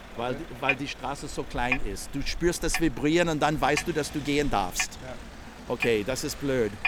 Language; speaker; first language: German; non-native, fluent; English